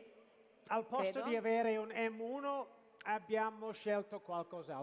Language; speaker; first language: Italian; non-native, fluent; Japanese